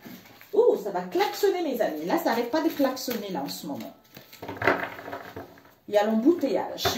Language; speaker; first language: French; native; French